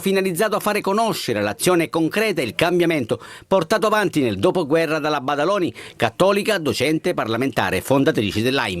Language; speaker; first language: Italian; native; Italian